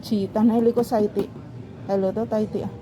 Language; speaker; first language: Cantonese; non-native, fluent; Indonesian